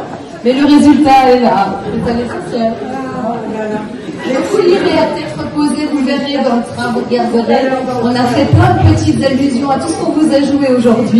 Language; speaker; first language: French; native; French